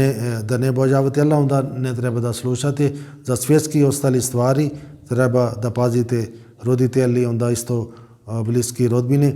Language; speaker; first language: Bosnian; non-native, fluent; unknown